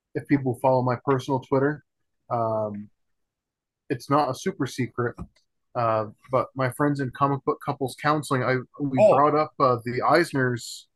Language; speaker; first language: English; native; English